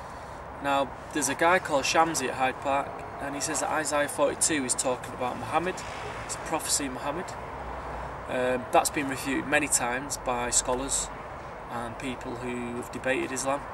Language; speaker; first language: English; native; English